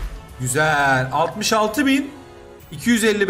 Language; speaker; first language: Turkish; native; Turkish